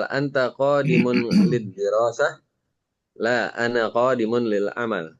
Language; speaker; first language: Arabic; non-native, learner; Indonesian